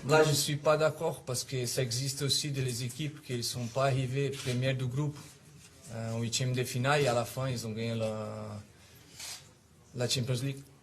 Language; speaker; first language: French; non-native, fluent; Italian